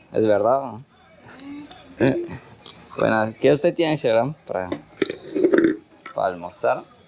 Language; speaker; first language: Spanish; non-native, fluent; Portuguese